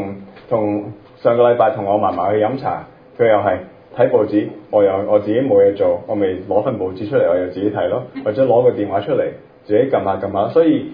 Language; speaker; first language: Cantonese; early bilingual, other home language; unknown